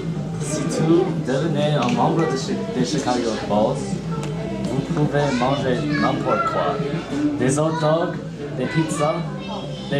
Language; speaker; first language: French; non-native, learner; English